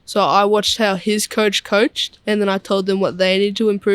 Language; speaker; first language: English; native; English